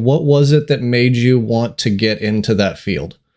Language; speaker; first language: English; native; English